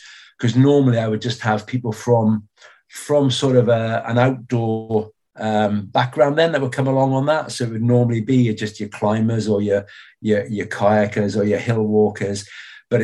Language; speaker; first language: English; native; English